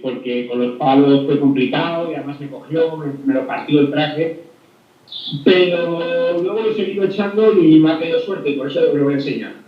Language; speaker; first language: Spanish; native; Spanish